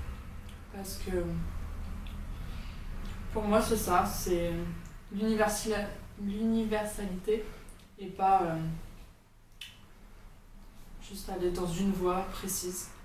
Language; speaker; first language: French; early bilingual, heritage; French